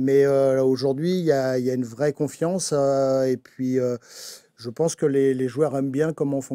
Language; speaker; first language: French; native; French